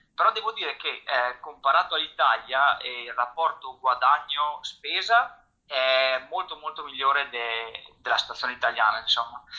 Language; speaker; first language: Italian; native; Italian